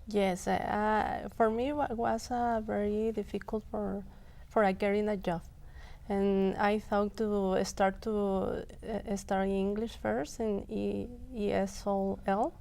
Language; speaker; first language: English; non-native, local second language; Spanish